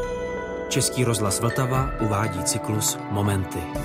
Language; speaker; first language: Czech; native; Czech